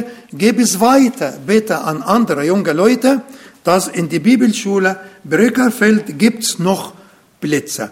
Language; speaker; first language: German; non-native, fluent; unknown